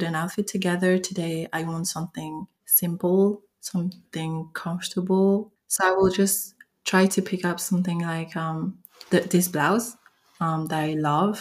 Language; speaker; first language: English; non-native, fluent; French